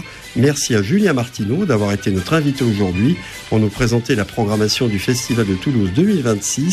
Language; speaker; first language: French; native; French